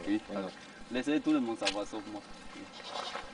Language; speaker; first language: French; non-native, learner; Chinese